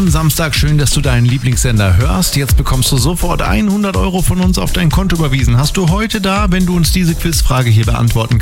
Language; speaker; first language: German; native; German